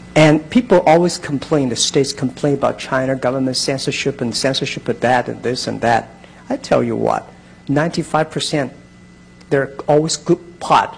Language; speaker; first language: English; non-native, fluent; Chinese